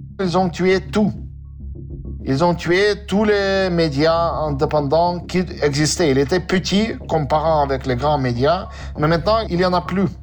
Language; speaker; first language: French; non-native, learner; Russian